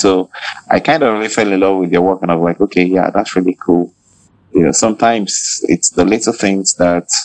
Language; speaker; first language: English; non-native, local second language; Igbo